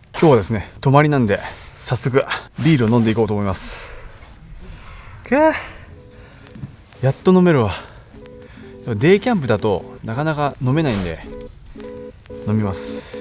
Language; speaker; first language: Japanese; native; Japanese